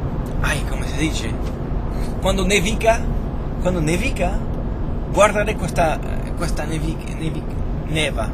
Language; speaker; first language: Italian; non-native, fluent; Spanish